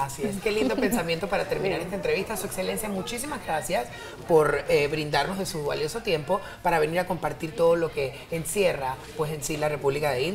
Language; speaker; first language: Spanish; native; Spanish